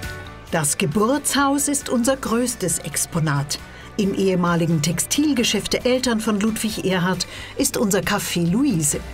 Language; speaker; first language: German; native; German